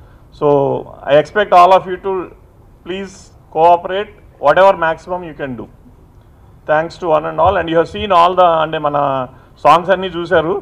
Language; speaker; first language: Telugu; native; Telugu